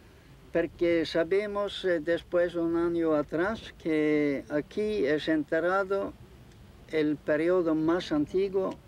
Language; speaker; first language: Spanish; non-native, fluent; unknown